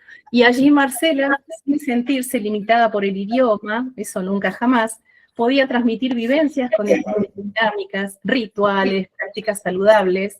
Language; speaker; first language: Spanish; native; Spanish